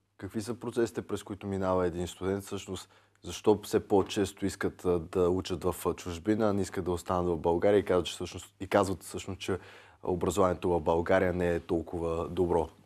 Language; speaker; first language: Bulgarian; native; Bulgarian